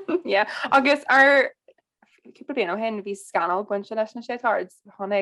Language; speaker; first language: Irish; non-native, local second language; English